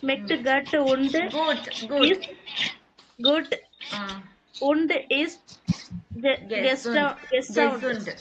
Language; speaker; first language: German; non-native, learner; Tamil